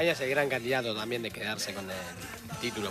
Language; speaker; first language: Spanish; native; Spanish